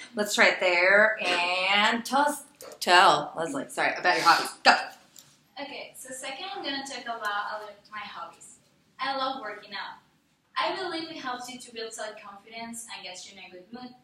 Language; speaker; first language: English; non-native, fluent; Spanish